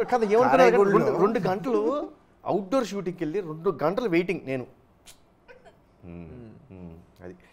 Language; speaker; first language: Telugu; native; Telugu